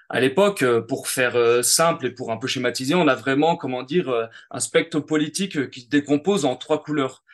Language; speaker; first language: French; native; French